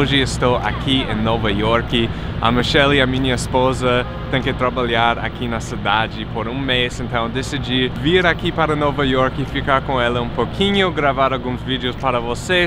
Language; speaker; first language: Portuguese; non-native, fluent; English